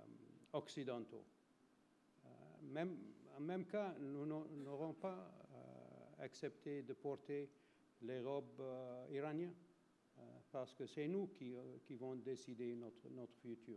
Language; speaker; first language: French; non-native, fluent; Arabic